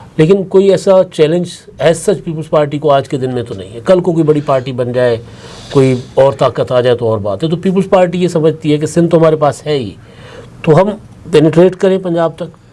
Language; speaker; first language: Urdu; non-native, local second language; Punjabi